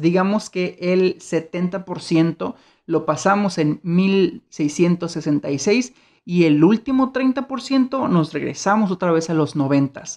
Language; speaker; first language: Spanish; native; Spanish